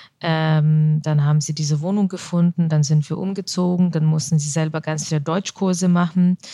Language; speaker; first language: German; early bilingual, other home language; Russian